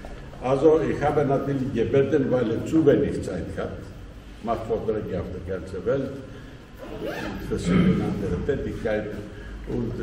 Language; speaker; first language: German; non-native, fluent; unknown